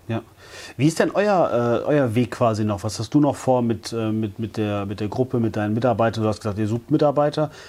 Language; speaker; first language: German; native; German